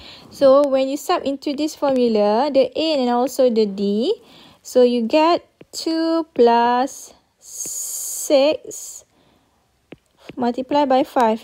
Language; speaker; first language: English; non-native, local second language; Malay